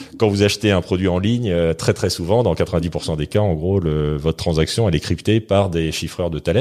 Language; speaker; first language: French; native; French